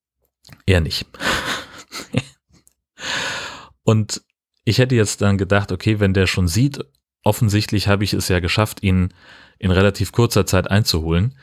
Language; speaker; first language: German; native; German